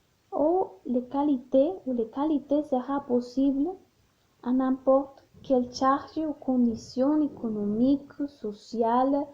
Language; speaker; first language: French; non-native, learner; Spanish